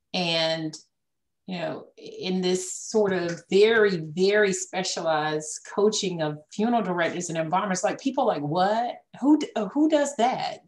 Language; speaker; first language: English; native; English